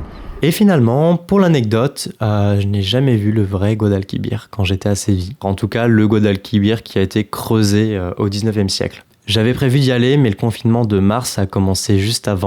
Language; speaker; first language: French; native; French